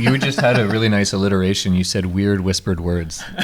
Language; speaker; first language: English; native; English